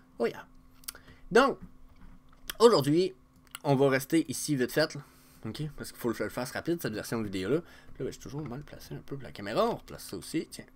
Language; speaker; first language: French; native; French